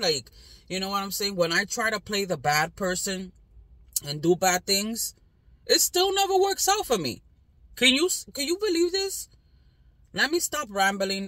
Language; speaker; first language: English; native; English